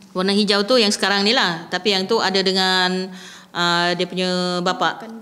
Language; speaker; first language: Malay; native; Malay